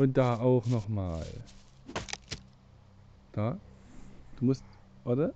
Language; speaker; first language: German; native; German